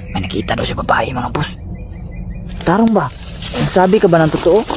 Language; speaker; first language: Filipino; non-native, local second language; Cebuano